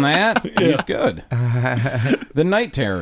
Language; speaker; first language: English; native; English